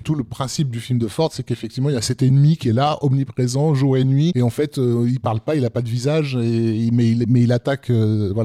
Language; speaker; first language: French; native; French